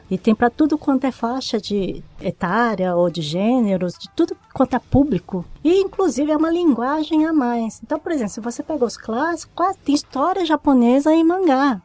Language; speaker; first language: Portuguese; early bilingual, other home language; Japanese